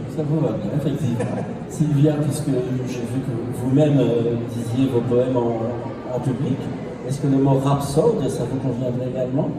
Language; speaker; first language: French; native; French